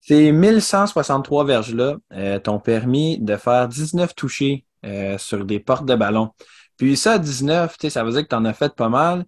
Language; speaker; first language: French; native; French